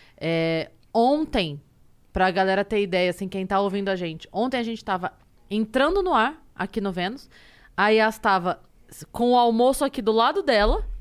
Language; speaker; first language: Portuguese; native; Portuguese